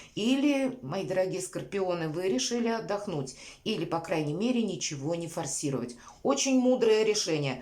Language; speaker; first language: Russian; native; Russian